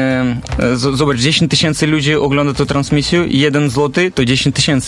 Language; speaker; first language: Polish; non-native, learner; Russian